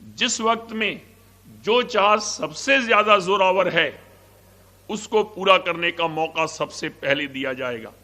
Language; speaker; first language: Hindi; native; Hindi